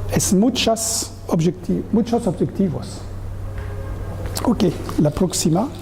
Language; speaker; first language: Spanish; non-native, learner; French